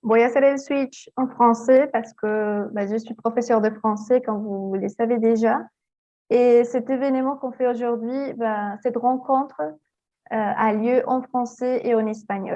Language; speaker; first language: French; non-native, fluent; Spanish